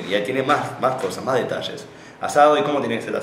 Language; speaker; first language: Spanish; native; Spanish